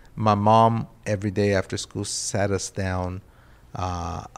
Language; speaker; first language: English; early bilingual, other home language; Spanish